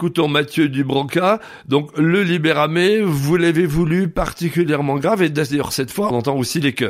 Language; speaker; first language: French; native; French